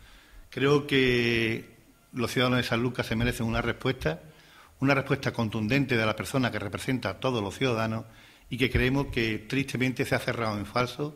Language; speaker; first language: Spanish; native; Spanish